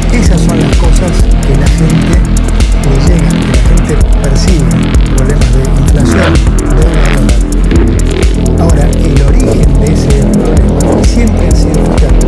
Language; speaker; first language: Spanish; native; Spanish